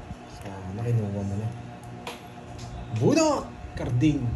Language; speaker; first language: Filipino; native; Filipino